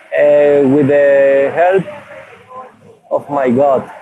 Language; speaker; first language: English; non-native, learner; Spanish